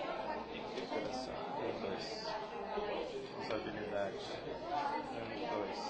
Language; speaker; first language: Portuguese; native; Portuguese